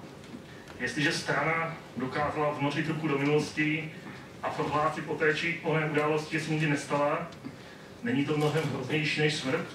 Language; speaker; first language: Czech; native; Czech